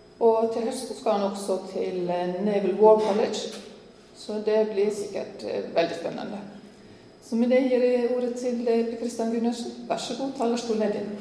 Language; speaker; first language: Norwegian; native; Norwegian